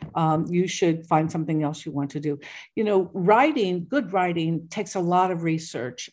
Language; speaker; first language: English; native; English